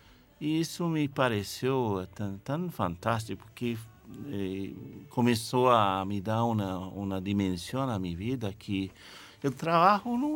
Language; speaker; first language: Spanish; non-native, fluent; English